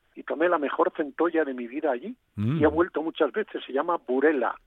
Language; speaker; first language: Spanish; non-native, local second language; Galician